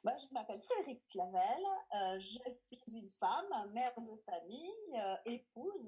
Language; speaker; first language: French; native; French